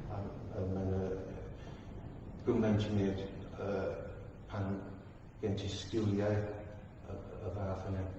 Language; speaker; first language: Welsh; non-native, fluent; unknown